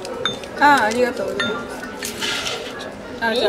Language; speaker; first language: Japanese; non-native, fluent; French